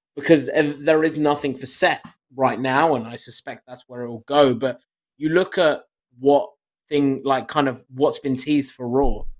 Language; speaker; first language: English; native; English